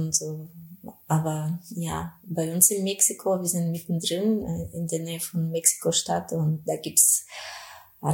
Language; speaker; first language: German; non-native, fluent; Russian